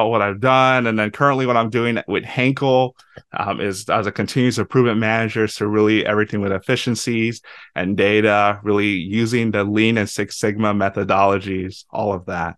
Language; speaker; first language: English; native; English